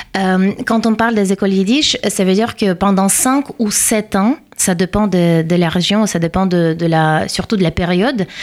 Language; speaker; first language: French; non-native, fluent; Russian